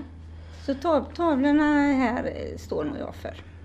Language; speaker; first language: Swedish; native; Swedish